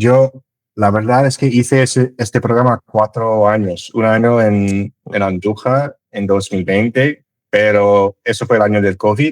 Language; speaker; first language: Spanish; non-native, fluent; English